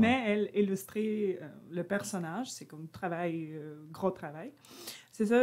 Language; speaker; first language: French; non-native, learner; Ukrainian